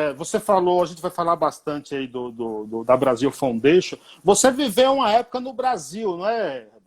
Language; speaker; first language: Portuguese; native; Portuguese